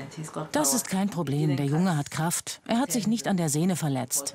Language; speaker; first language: German; native; German